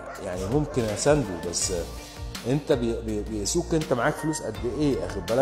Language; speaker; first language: Arabic; native; Arabic